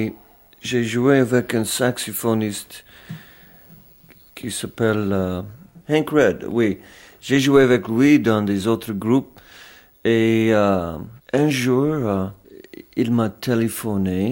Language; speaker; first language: French; non-native, fluent; English